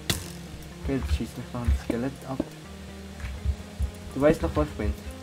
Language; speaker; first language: German; native; German